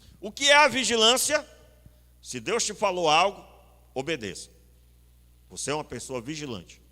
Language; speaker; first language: Portuguese; native; Portuguese